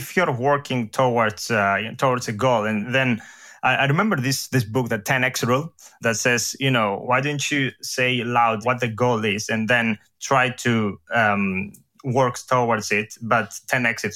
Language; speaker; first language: English; non-native, fluent; Greek